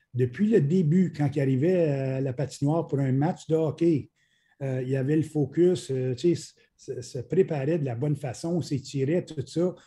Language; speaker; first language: French; native; French